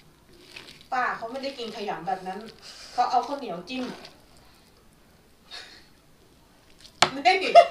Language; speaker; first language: Thai; native; Thai